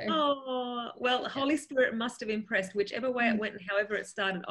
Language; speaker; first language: English; native; English